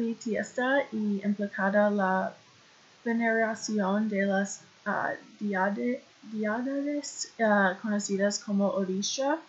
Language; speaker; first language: Spanish; non-native, learner; English